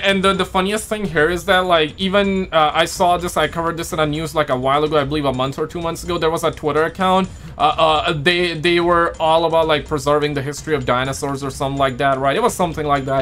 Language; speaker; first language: English; native; English